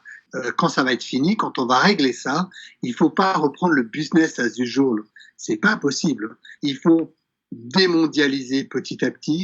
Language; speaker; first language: French; native; French